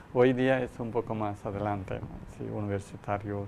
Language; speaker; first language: Spanish; non-native, learner; Malayalam